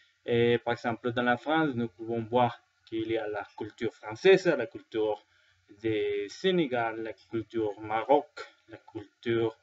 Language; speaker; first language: French; non-native, learner; Spanish